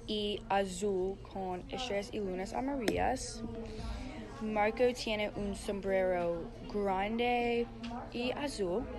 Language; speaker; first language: Spanish; non-native, learner; English